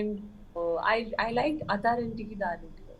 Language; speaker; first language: Telugu; non-native, learner; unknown